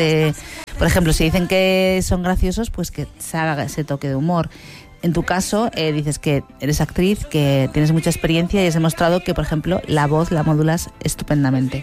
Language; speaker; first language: Spanish; native; Spanish